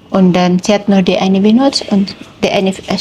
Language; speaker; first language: German; non-native, learner; Filipino